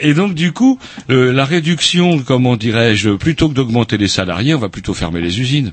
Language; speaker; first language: French; native; French